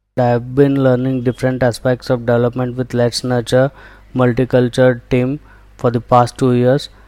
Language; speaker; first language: English; non-native, local second language; Gujarati